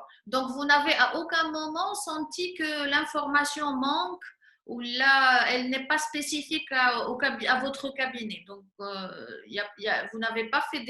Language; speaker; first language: French; non-native, local second language; Arabic